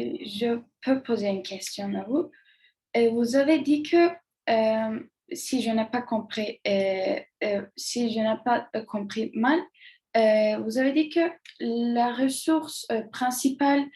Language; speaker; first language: French; non-native, learner; Turkish